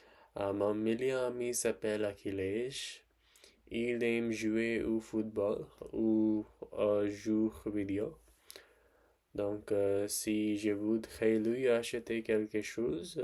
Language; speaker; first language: French; non-native, learner; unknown